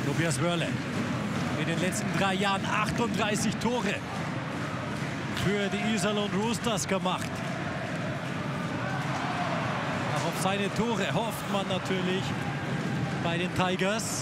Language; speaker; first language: German; native; German